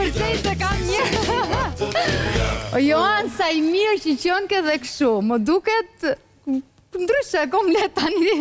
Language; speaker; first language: Albanian; native; Albanian